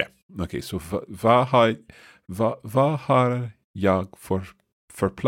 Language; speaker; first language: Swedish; non-native, learner; English